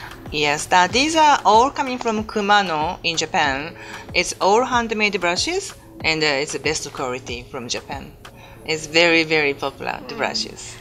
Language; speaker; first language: English; non-native, learner; Japanese